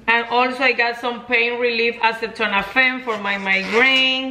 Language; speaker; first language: English; non-native, fluent; Spanish